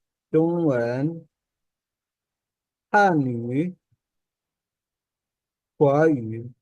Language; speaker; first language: Chinese; non-native, fluent; Indonesian